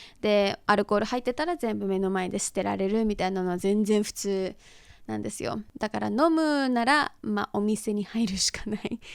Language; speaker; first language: Japanese; early bilingual, heritage; Japanese